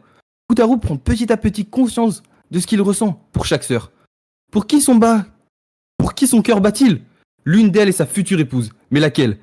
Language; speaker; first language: French; native; French